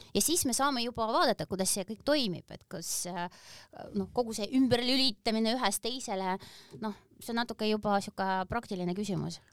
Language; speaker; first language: Estonian; non-native, local second language; Russian